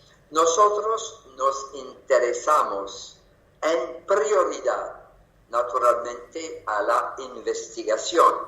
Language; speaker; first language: Spanish; non-native, fluent; French